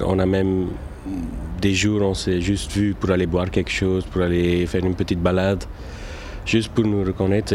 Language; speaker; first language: French; non-native, local second language; Turkish